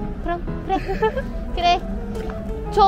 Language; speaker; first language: Korean; non-native, learner; Filipino